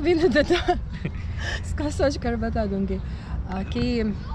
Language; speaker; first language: Hindi; non-native, fluent; Russian